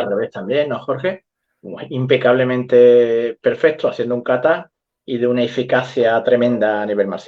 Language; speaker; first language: Spanish; native; Spanish